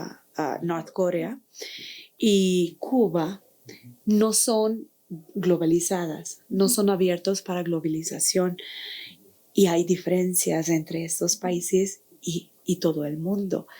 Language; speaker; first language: Spanish; non-native, fluent; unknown